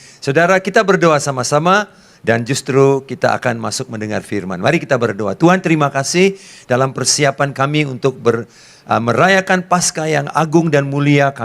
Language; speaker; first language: Malay; non-native, local second language; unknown